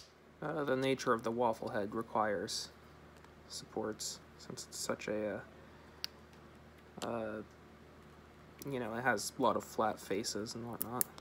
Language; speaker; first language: English; native; English